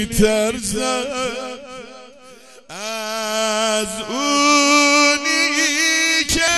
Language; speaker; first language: Persian; non-native, local second language; Azerbaijani